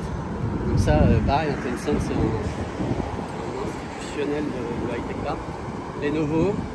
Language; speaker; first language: French; native; French